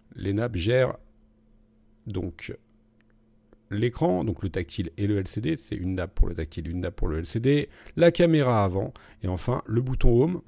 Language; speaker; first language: French; native; French